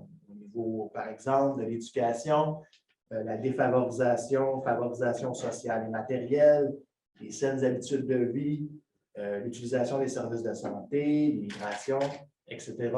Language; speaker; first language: French; native; French